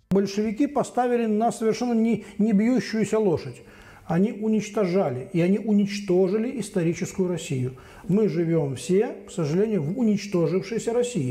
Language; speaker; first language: Russian; native; Russian